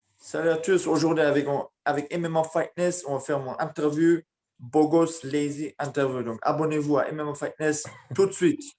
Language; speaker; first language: French; early bilingual, other home language; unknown